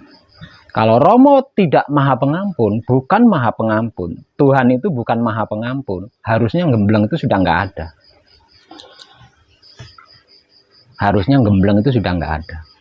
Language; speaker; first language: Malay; non-native, local second language; Javanese